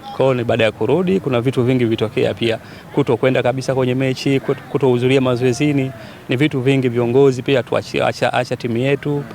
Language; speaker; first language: Swahili; native; Swahili